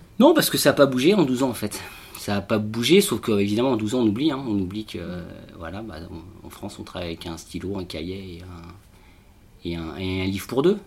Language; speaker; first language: French; native; French